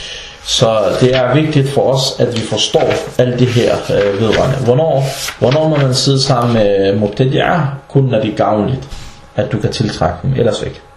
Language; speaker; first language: Danish; early bilingual, other home language; Arabic